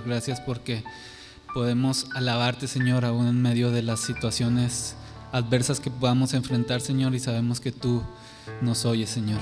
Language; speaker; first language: Spanish; native; Spanish